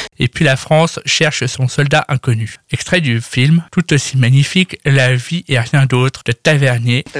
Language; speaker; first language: French; native; French